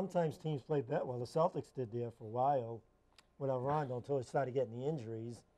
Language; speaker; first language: English; native; English